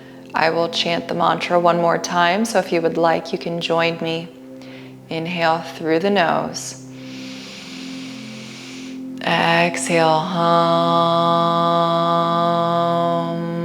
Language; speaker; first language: English; native; English